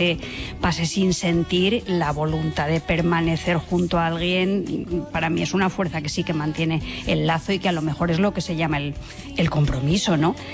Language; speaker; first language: Spanish; native; Spanish